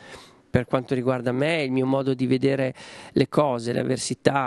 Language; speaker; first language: Italian; native; Italian